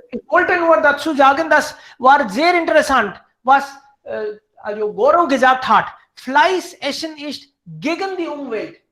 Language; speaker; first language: German; non-native, fluent; Hindi